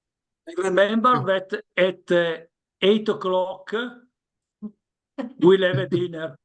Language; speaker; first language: English; non-native, learner; Italian